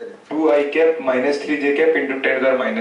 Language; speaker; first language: English; non-native, learner; Hindi